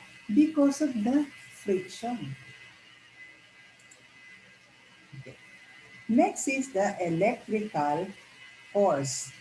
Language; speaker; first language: English; non-native, local second language; Filipino